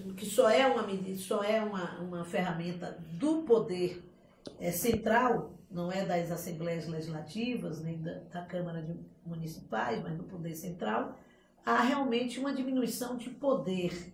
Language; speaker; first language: Portuguese; native; Portuguese